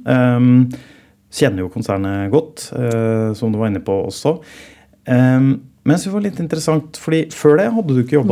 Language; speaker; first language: Norwegian; native; Norwegian